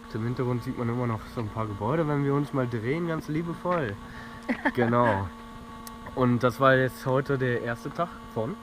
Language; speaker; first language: German; native; German